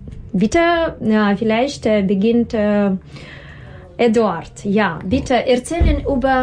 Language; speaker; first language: German; non-native, learner; Russian